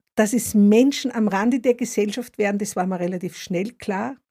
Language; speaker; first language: German; native; German